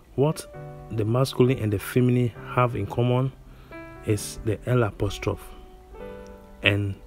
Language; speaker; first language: English; non-native, local second language; Akan